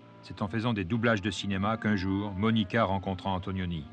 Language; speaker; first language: French; native; French